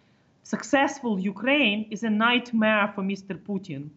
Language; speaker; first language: English; non-native, fluent; Ukrainian